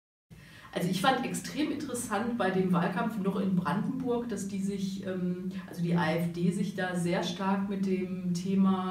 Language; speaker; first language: German; native; German